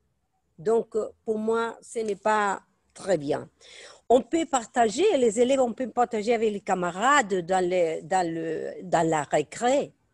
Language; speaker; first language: French; non-native, fluent; Spanish